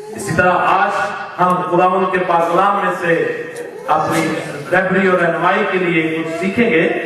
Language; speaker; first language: Urdu; non-native, local second language; Punjabi